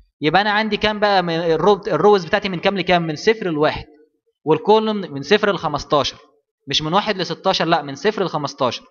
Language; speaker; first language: Arabic; native; Arabic